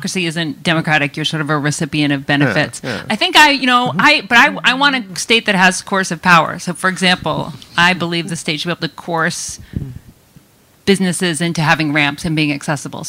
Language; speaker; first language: English; native; English